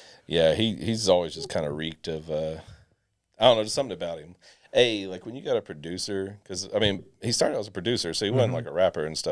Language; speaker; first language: English; native; English